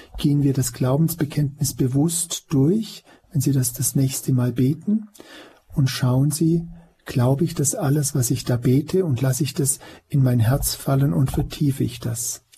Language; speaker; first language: German; native; German